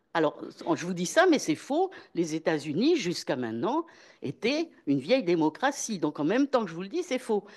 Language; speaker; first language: French; native; French